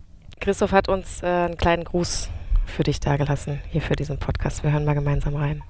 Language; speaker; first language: German; native; German